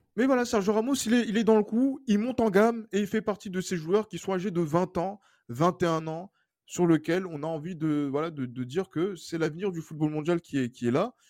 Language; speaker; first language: French; native; French